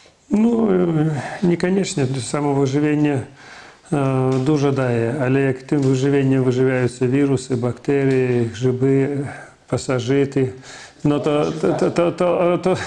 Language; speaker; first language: Polish; non-native, fluent; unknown